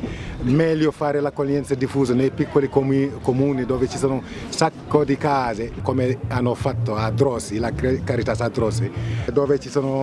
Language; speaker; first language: Italian; non-native, fluent; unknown